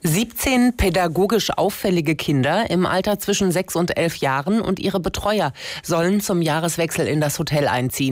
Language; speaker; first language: German; native; German